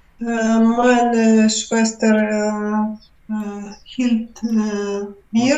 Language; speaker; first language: German; non-native, learner; Ukrainian